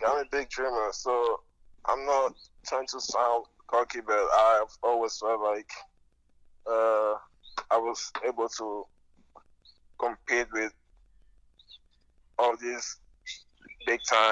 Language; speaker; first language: English; non-native, local second language; French